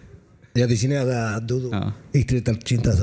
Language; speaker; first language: Indonesian; non-native, fluent; Spanish